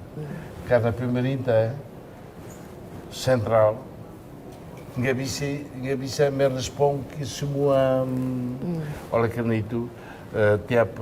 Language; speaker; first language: Indonesian; non-native, fluent; Tetum